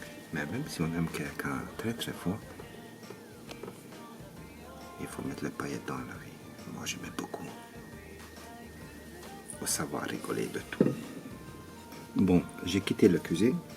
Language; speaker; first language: French; non-native, learner; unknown